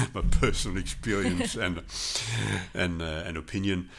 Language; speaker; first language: English; non-native, fluent; French